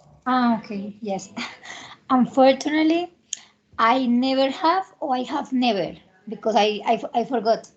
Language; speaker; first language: English; non-native, learner; Spanish